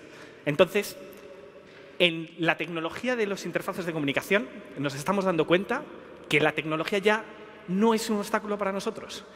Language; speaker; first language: Spanish; native; Spanish